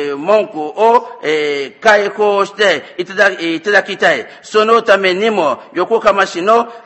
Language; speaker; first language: Japanese; non-native, fluent; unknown